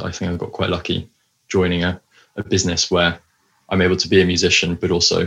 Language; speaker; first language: English; native; English